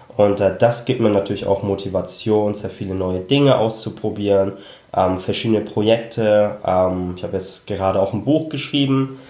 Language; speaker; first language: German; early bilingual, other home language; Cantonese